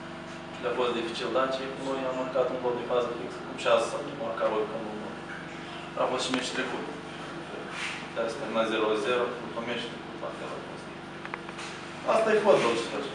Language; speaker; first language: Romanian; non-native, local second language; Russian